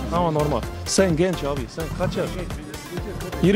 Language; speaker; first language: Turkish; non-native, learner; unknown